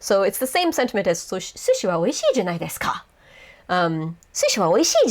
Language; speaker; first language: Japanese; non-native, fluent; English